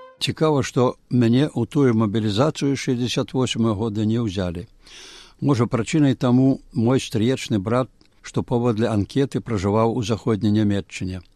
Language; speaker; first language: Belarusian; native; Belarusian